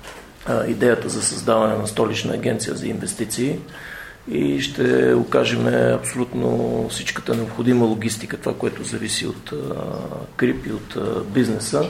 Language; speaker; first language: Bulgarian; native; Bulgarian